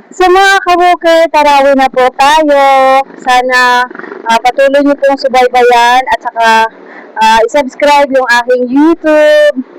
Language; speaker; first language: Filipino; non-native, local second language; Aklanon